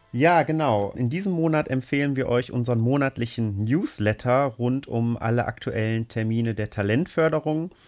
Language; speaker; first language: German; native; German